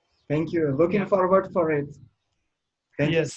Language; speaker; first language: English; non-native, learner; Russian